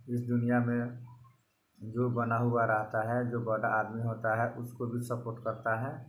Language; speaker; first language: Hindi; non-native, local second language; Bhojpuri